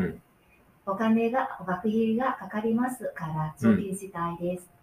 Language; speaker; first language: Japanese; non-native, learner; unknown